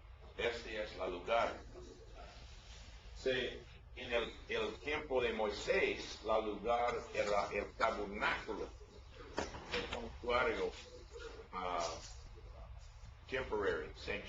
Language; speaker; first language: Spanish; non-native, learner; English